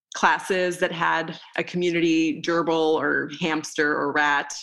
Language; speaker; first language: English; early bilingual, other home language; Romanian